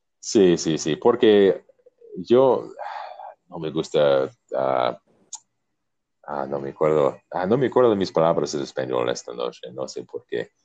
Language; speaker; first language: Spanish; non-native, learner; English